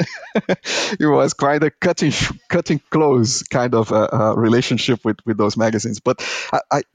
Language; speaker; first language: English; non-native, fluent; Portuguese